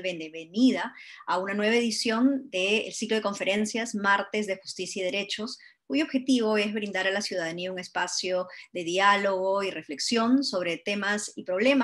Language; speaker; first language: Spanish; native; Spanish